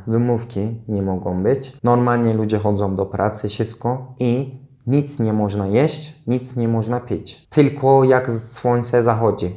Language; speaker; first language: Polish; non-native, fluent; Turkish